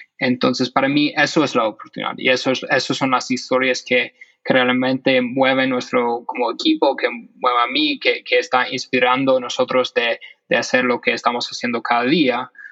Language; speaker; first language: Spanish; non-native, fluent; English